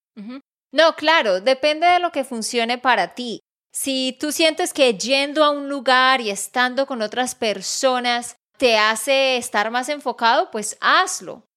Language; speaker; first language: Spanish; native; Spanish